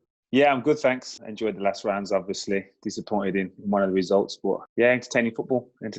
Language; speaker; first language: English; native; English